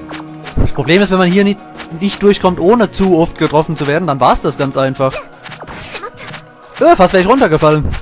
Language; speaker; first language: German; native; German